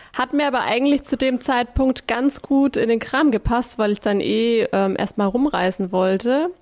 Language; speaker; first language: German; native; German